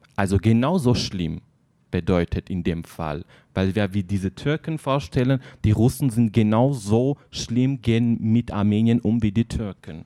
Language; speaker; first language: German; non-native, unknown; Armenian